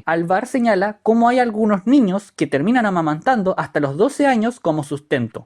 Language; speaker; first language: Spanish; native; Spanish